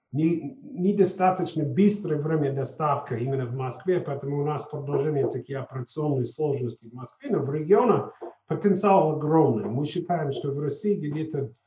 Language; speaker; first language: Russian; non-native, fluent; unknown